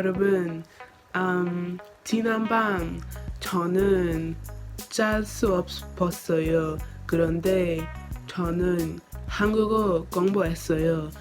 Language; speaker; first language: Korean; non-native, learner; English